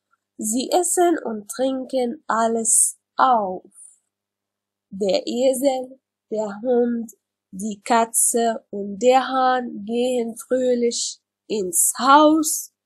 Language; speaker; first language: German; non-native, learner; Arabic